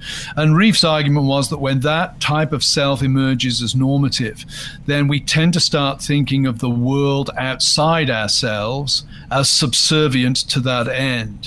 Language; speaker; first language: English; native; English